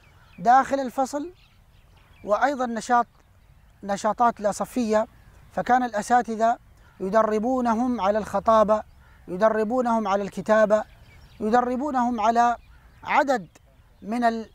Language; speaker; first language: Arabic; non-native, fluent; Urdu